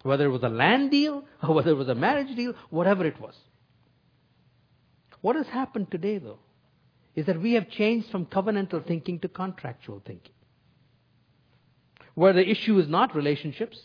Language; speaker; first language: English; non-native, local second language; Tamil